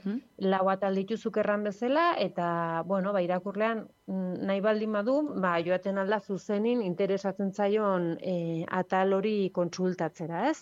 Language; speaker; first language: Basque; native; Basque